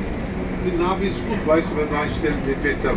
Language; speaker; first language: German; non-native, local second language; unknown